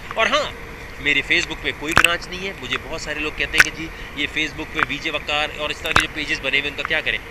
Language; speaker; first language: Urdu; native; Urdu